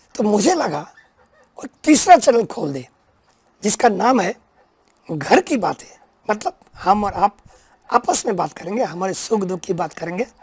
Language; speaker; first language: Hindi; non-native, local second language; Bangla